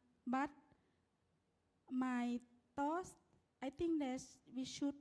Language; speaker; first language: English; non-native, learner; Lao